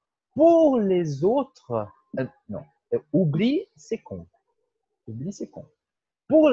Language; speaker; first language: French; non-native, fluent; Portuguese